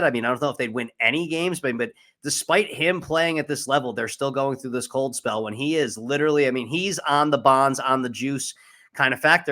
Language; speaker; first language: English; native; English